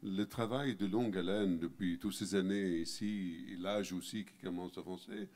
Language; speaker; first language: French; non-native, fluent; Arabic